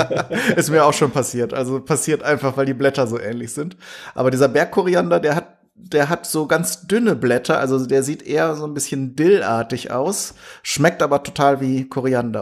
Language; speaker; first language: German; native; German